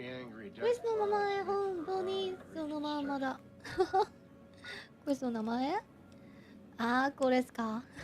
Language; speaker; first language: Japanese; non-native, fluent; Chinese